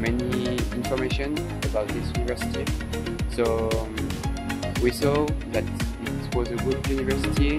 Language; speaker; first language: English; non-native, learner; French